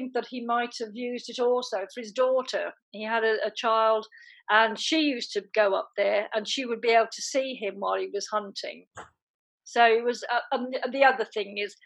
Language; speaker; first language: English; native; English